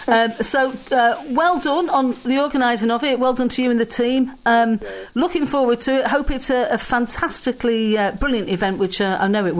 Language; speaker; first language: English; native; English